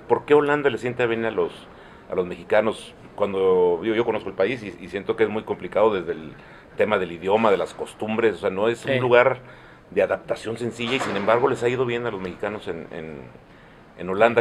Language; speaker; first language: Spanish; native; Spanish